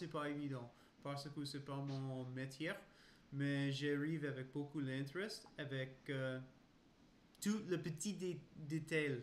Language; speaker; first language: French; non-native, learner; English